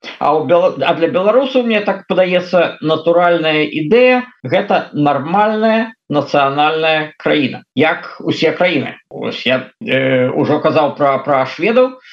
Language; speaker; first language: Belarusian; non-native, local second language; Russian